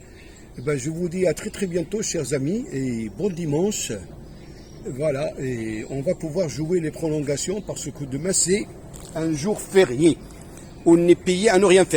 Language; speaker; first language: French; native; French